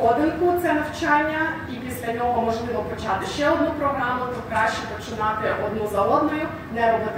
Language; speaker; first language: Ukrainian; native; Ukrainian